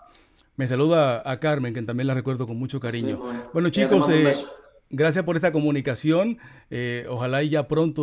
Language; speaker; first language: Spanish; native; Spanish